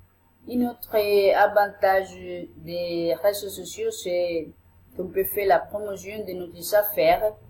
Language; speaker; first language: French; non-native, learner; Spanish